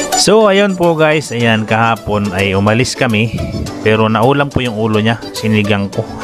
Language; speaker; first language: Filipino; non-native, local second language; Cebuano